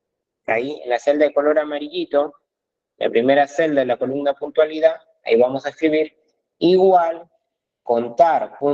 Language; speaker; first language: Spanish; native; Spanish